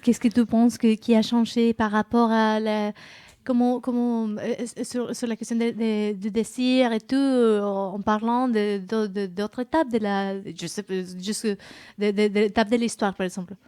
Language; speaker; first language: French; non-native, fluent; Spanish